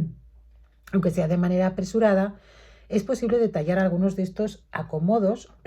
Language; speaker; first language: Spanish; native; Spanish